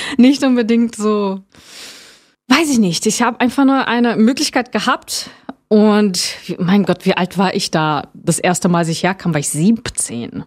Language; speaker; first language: German; non-native, fluent; Portuguese